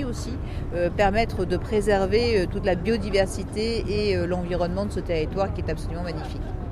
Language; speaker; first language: French; native; French